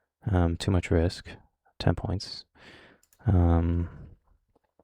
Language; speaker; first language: English; native; English